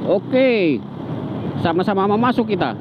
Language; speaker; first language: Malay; non-native, local second language; Javanese